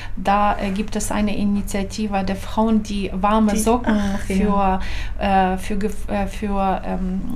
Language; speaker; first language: German; non-native, fluent; Ukrainian